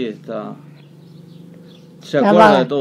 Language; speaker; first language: Spanish; native; Spanish